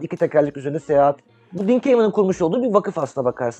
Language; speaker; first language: Turkish; native; Turkish